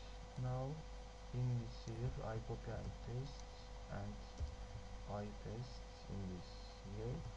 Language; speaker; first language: English; non-native, learner; Turkish